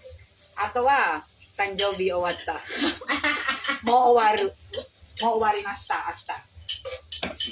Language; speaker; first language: Japanese; non-native, learner; Filipino